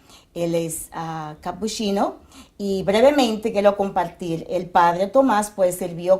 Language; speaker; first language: Spanish; native; Spanish